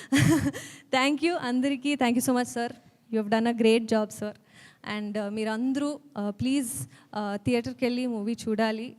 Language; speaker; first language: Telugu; non-native, learner; Kannada